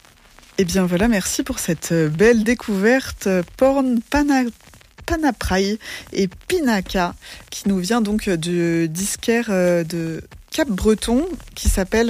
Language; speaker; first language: French; native; French